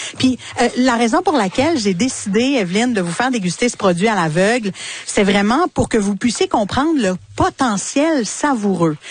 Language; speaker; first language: French; native; French